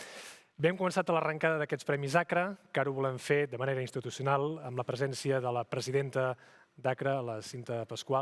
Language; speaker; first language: Catalan; native; Catalan